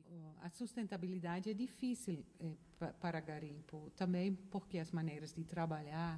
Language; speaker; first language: Portuguese; non-native, fluent; Dutch